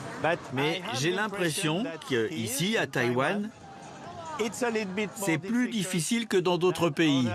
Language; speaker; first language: French; native; French